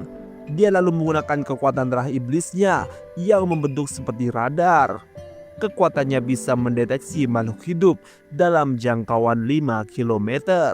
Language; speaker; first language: Indonesian; native; Indonesian